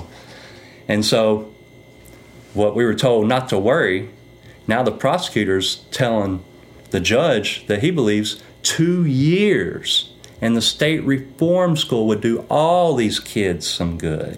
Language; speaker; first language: English; native; English